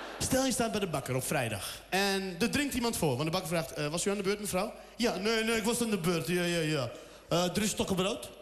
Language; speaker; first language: Dutch; early bilingual, other home language; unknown